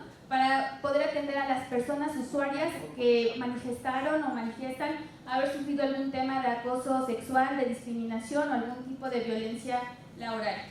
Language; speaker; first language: Spanish; native; Spanish